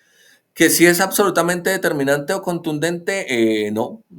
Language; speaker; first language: Spanish; native; Spanish